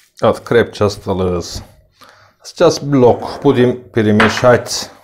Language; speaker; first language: Russian; non-native, learner; Turkish